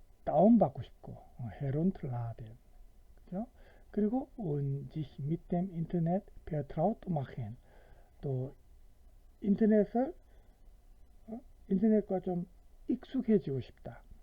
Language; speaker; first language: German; non-native, fluent; Korean